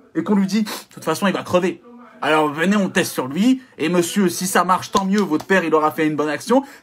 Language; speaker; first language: French; native; French